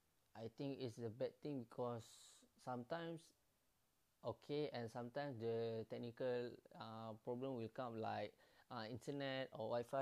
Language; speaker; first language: English; non-native, learner; Malay